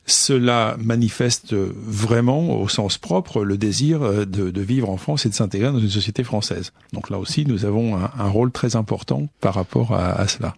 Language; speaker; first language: French; native; French